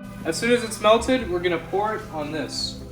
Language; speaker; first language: English; native; English